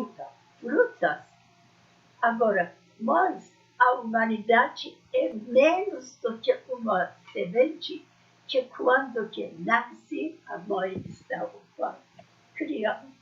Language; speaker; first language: Portuguese; non-native, learner; Persian